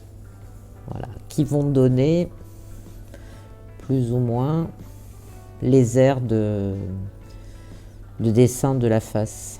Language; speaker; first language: French; native; French